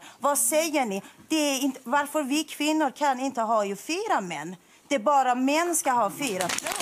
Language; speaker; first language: Swedish; non-native, fluent; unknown